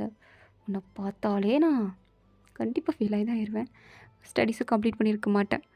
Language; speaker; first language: Tamil; native; Tamil